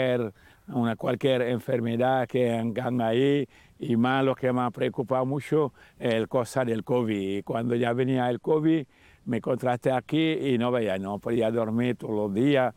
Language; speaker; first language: Spanish; non-native, learner; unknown